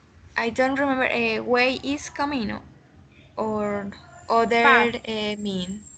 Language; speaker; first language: English; non-native, learner; Spanish